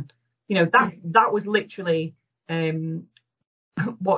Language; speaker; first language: English; native; English